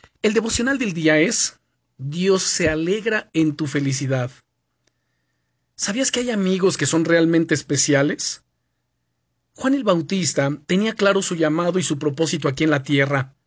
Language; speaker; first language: Spanish; native; Spanish